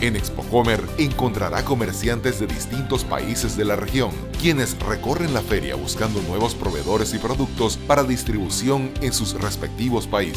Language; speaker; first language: Spanish; native; Spanish